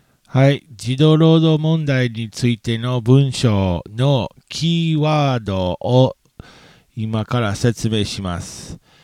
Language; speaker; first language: Japanese; non-native, fluent; English